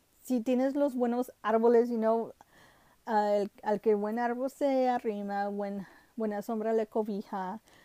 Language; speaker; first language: Spanish; early bilingual, heritage; Spanish